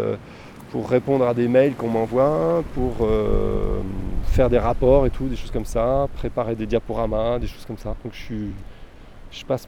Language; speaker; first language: French; native; French